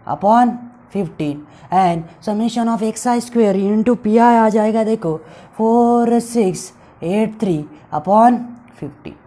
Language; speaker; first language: Hindi; non-native, local second language; Marathi